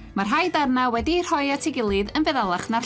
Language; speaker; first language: Welsh; native; Welsh